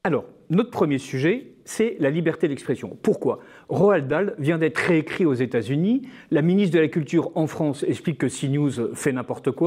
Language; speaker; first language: French; native; French